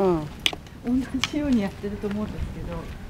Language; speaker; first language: Japanese; native; Japanese